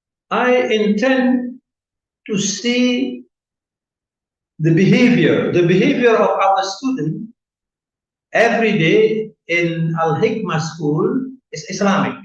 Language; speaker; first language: English; non-native, fluent; Indonesian